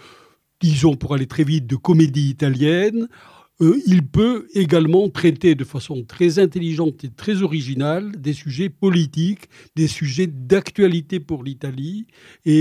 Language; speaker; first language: French; native; French